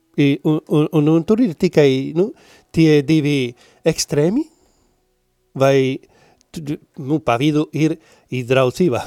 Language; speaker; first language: Latvian; non-native, learner; Spanish